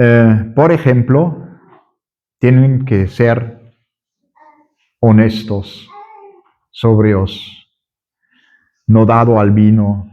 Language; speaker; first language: Spanish; non-native, fluent; German